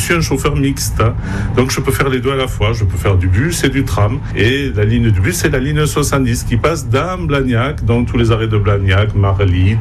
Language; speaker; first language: French; native; French